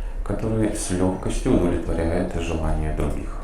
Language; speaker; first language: Russian; native; Russian